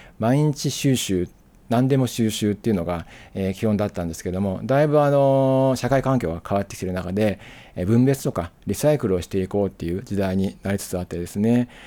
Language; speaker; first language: Japanese; native; Japanese